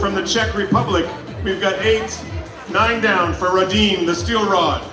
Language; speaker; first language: English; native; English